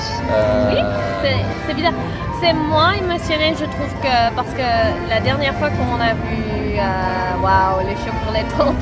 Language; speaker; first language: French; non-native, fluent; Dutch